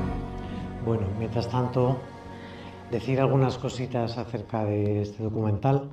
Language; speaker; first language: Spanish; native; Spanish